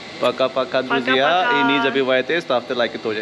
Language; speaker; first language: Russian; non-native, learner; Hindi